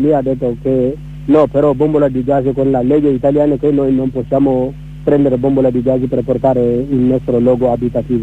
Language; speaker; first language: Italian; non-native, learner; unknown